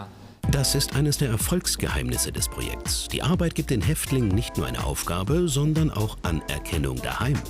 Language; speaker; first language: German; native; German